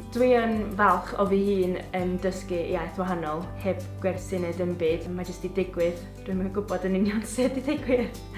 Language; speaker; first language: Welsh; non-native, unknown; English